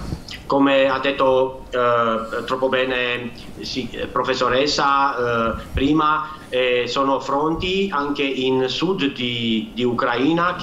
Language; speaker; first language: Italian; non-native, fluent; Romanian